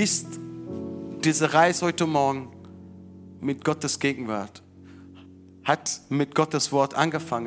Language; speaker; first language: German; non-native, fluent; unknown